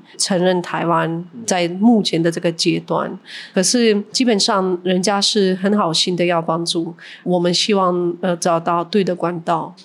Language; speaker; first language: Chinese; non-native, fluent; Ukrainian